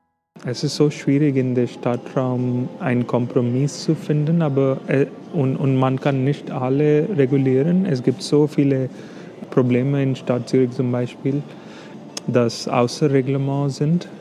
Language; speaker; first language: German; non-native, fluent; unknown